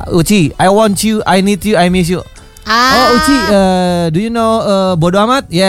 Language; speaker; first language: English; non-native, learner; Indonesian